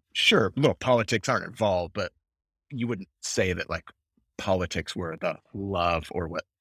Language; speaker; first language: English; native; English